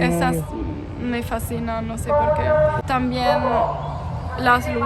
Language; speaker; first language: Spanish; non-native, fluent; German